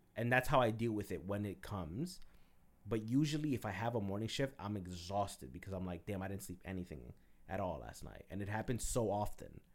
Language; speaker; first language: English; early bilingual, other home language; Spanish